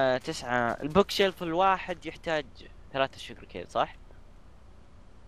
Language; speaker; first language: Arabic; native; Arabic